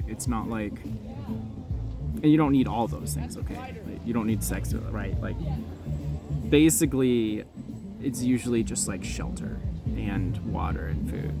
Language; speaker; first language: English; native; English